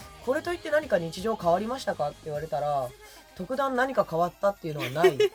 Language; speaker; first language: Japanese; native; Japanese